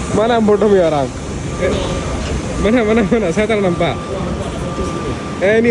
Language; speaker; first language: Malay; non-native, learner; Bangla